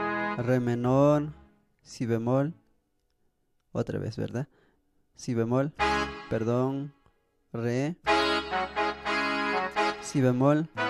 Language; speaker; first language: Spanish; native; Spanish